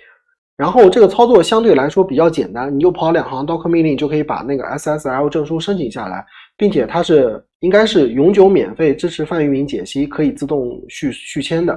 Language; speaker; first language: Chinese; native; Chinese